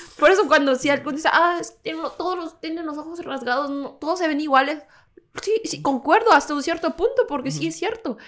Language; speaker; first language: Spanish; non-native, fluent; Korean